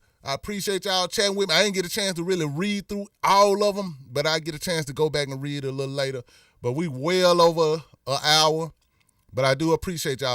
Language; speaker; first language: English; native; English